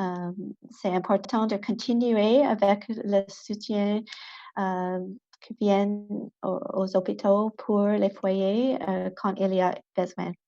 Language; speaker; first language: French; non-native, local second language; English